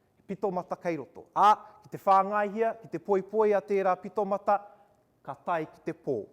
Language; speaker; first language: Māori; non-native, local second language; English